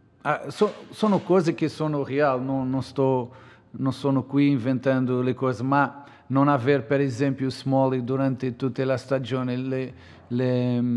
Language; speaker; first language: Italian; non-native, fluent; Portuguese